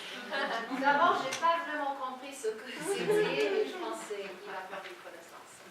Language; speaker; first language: French; non-native, fluent; English